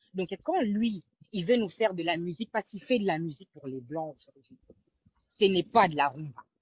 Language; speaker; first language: French; early bilingual, other home language; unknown